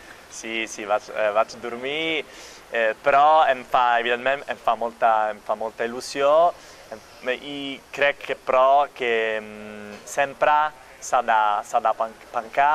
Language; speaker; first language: Catalan; non-native, fluent; Italian